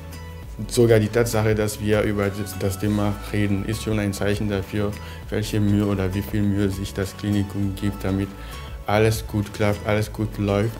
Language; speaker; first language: German; non-native, fluent; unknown